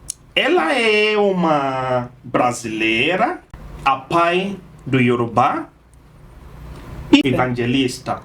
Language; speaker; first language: Portuguese; non-native, fluent; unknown